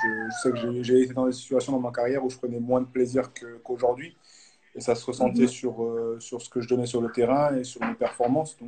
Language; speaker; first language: French; native; French